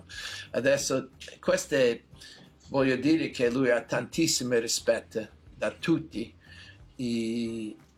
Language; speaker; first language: Italian; non-native, learner; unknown